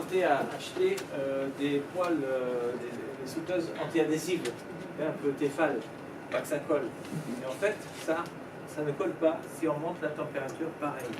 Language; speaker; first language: French; native; French